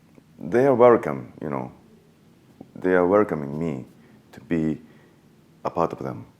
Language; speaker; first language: English; non-native, fluent; Japanese